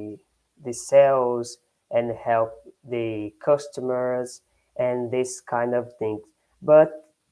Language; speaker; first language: English; non-native, learner; Portuguese